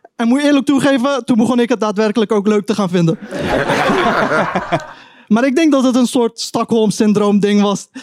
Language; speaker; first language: Dutch; early bilingual, other home language; Turkish